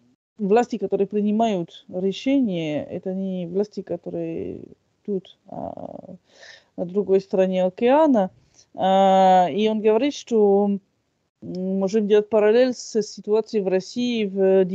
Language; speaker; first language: Russian; non-native, fluent; French